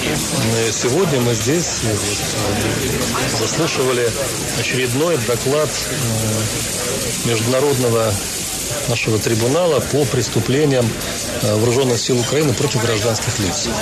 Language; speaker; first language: Russian; native; Russian